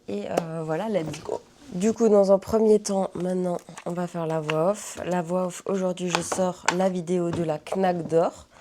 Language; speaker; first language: French; native; French